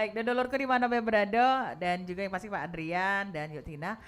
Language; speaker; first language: Indonesian; native; Indonesian